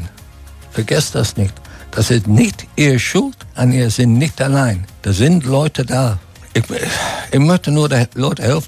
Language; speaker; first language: German; non-native, fluent; English